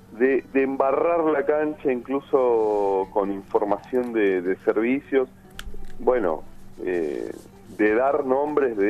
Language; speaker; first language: Spanish; native; Spanish